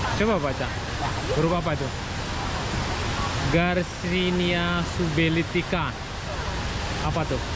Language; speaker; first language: Indonesian; non-native, local second language; Minangkabau